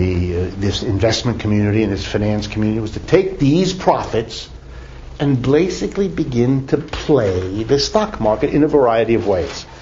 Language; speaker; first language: English; native; English